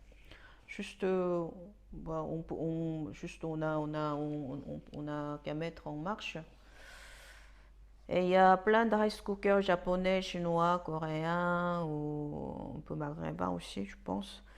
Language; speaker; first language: French; non-native, fluent; Korean